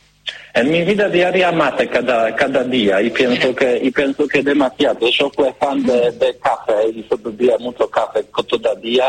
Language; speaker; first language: Spanish; non-native, learner; Polish